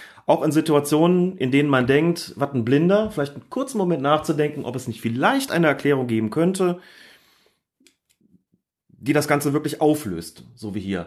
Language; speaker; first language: German; native; German